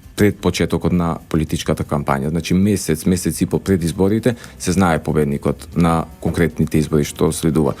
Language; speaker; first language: Macedonian; native; Macedonian